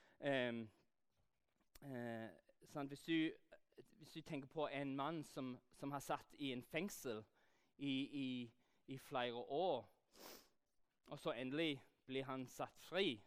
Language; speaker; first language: Norwegian; non-native, fluent; English